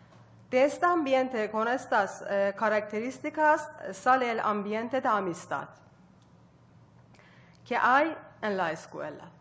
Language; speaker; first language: Spanish; non-native, learner; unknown